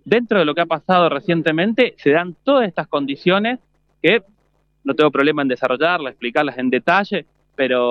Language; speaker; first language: Spanish; native; Spanish